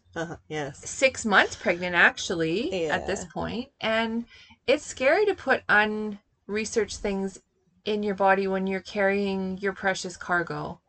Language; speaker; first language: English; native; English